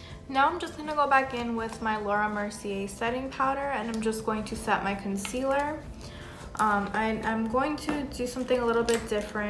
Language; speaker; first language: English; native; English